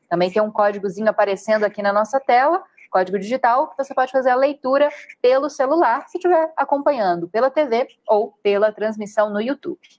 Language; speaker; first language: Portuguese; native; Portuguese